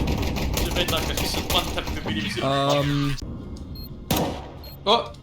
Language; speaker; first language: Estonian; native; Estonian